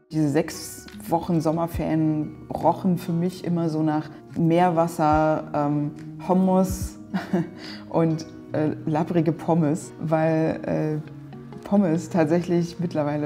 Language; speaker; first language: German; native; German